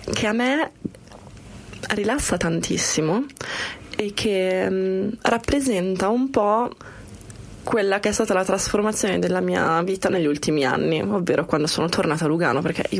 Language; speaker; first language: Italian; native; Italian